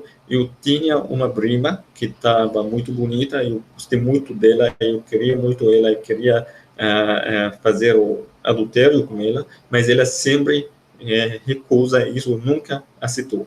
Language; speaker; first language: Portuguese; non-native, fluent; Arabic